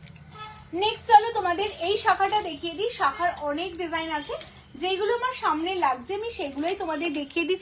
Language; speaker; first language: Bangla; native; Bangla